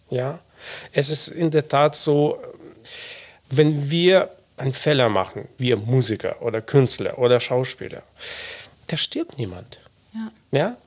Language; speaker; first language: German; non-native, fluent; Russian